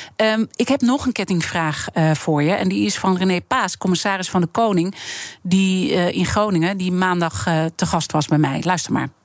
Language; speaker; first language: Dutch; native; Dutch